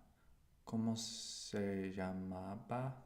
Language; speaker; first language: Spanish; non-native, learner; English